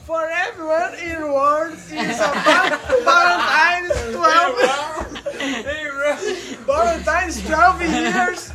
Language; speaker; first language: English; non-native, learner; Portuguese